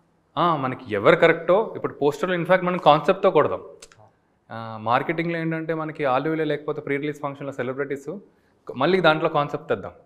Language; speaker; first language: Telugu; native; Telugu